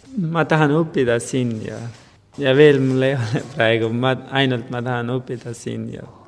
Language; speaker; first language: Estonian; non-native, learner; Persian